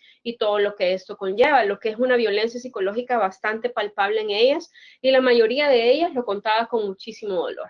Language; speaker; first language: Spanish; native; Spanish